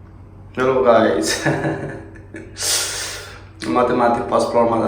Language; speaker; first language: Nepali; native; Nepali